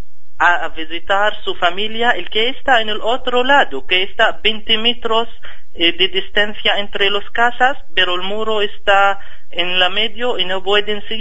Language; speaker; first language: Spanish; non-native, fluent; Arabic